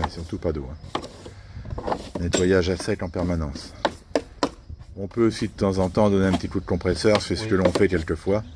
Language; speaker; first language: French; native; French